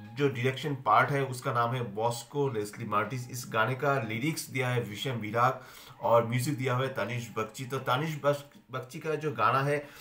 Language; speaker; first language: Hindi; non-native, local second language; Bangla